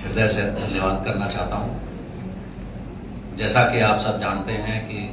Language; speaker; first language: Hindi; non-native, local second language; Bangla